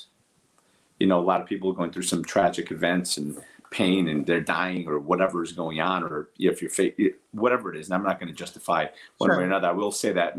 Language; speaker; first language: English; early bilingual, other home language; Portuguese